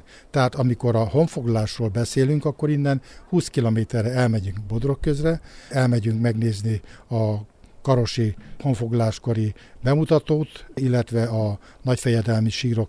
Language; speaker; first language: Hungarian; native; Hungarian